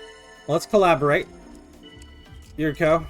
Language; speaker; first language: English; native; English